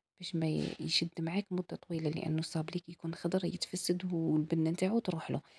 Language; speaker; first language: Arabic; native; Arabic